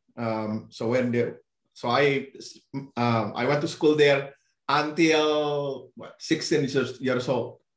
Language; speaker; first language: English; non-native, fluent; Indonesian